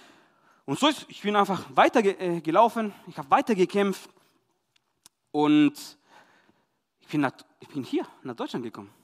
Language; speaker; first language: German; non-native, learner; Spanish